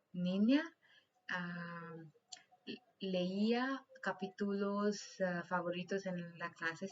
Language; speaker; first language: Spanish; non-native, learner; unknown